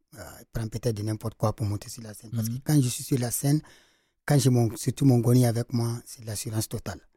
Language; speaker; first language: French; non-native, local second language; Fula